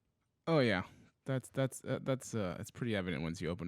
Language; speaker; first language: English; native; English